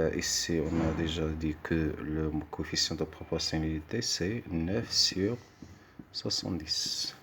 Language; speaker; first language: French; non-native, local second language; Arabic